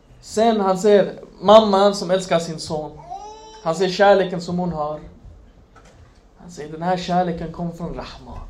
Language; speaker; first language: Swedish; non-native, fluent; Arabic